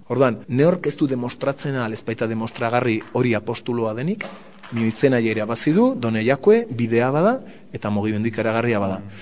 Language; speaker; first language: Basque; non-native, local second language; Spanish